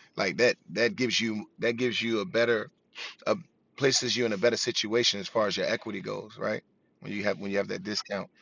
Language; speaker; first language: English; native; English